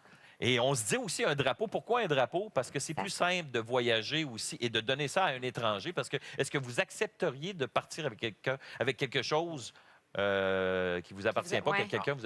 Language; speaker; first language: French; native; French